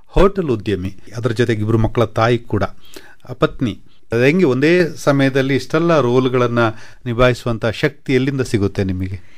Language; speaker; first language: Kannada; native; Kannada